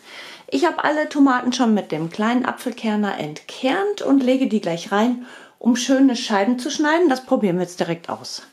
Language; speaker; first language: German; native; German